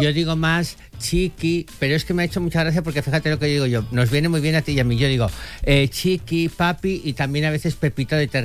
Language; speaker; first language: Spanish; native; Spanish